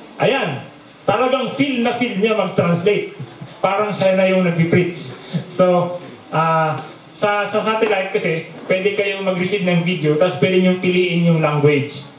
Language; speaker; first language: Filipino; non-native, local second language; Bikol